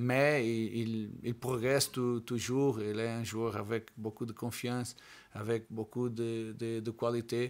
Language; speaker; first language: French; non-native, learner; Portuguese